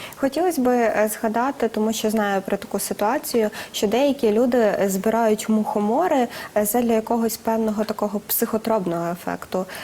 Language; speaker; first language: Ukrainian; native; Ukrainian